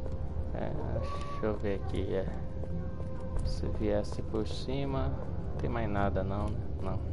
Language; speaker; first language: Portuguese; native; Portuguese